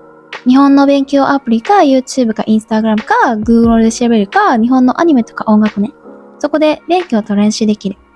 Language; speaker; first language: Japanese; non-native, learner; Indonesian